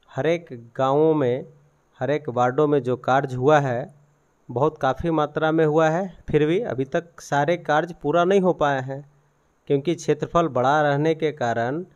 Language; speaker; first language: Hindi; native; Hindi